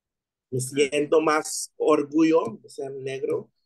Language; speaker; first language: Spanish; non-native, learner; English